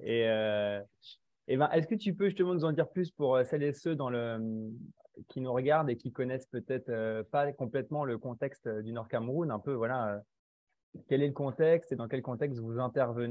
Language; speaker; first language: French; native; French